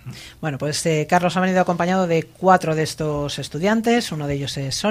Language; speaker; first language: Spanish; native; Spanish